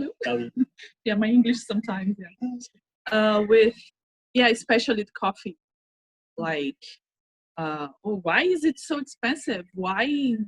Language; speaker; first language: English; non-native, fluent; Portuguese